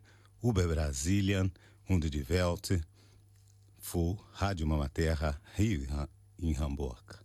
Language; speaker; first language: German; non-native, learner; Portuguese